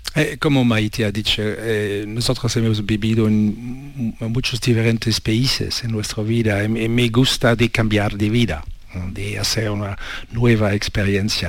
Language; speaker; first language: Spanish; non-native, learner; French